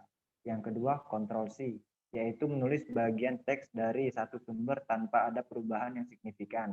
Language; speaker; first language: Indonesian; native; Indonesian